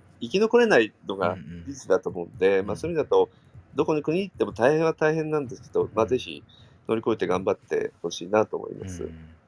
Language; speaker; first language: Japanese; native; Japanese